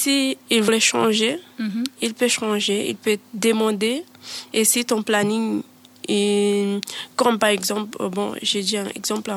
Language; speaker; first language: French; non-native, learner; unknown